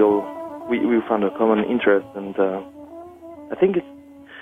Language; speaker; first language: English; non-native, fluent; French